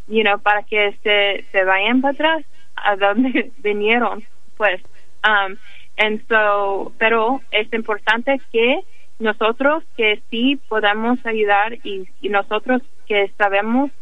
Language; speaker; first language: Spanish; early bilingual, heritage; English